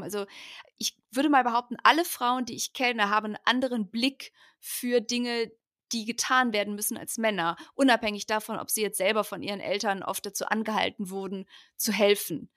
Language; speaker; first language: German; native; German